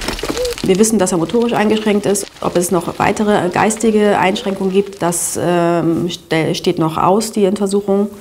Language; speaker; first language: German; native; German